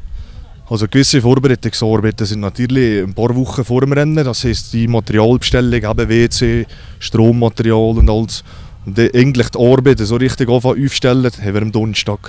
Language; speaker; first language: German; native; German